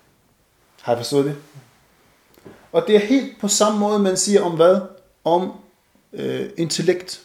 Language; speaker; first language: Danish; non-native, fluent; Arabic